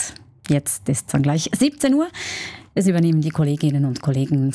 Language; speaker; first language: German; native; German